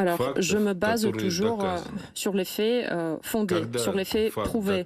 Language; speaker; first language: French; non-native, fluent; Russian